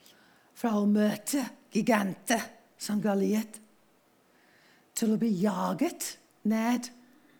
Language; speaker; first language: Norwegian; non-native, fluent; English